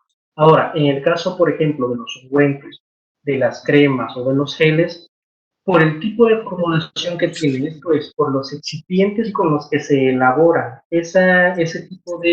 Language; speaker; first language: Spanish; native; Spanish